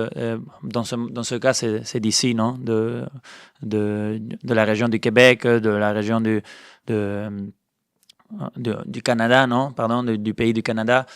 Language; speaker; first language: French; non-native, fluent; Spanish